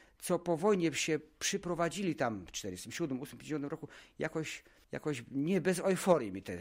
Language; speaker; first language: Polish; non-native, local second language; German